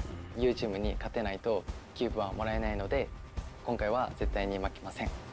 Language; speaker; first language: Japanese; non-native, learner; Korean